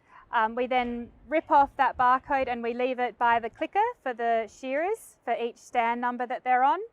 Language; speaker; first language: English; native; English